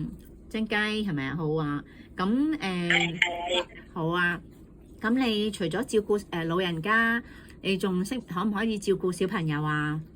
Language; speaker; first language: Cantonese; native; Cantonese